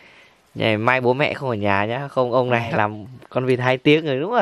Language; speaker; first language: Vietnamese; native; Vietnamese